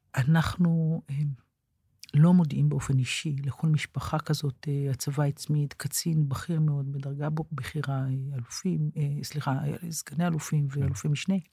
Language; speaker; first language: Hebrew; native; Hebrew